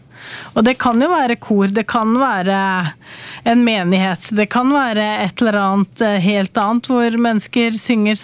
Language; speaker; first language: Norwegian; native; Norwegian